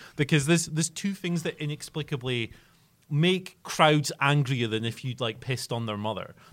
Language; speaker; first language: English; native; English